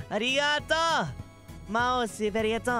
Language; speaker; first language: Japanese; non-native, learner; English